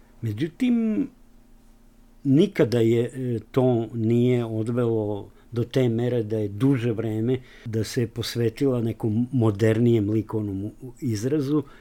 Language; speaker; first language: Serbian; non-native, local second language; Slovak